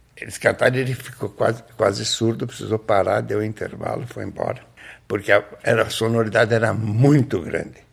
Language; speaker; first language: Portuguese; native; Portuguese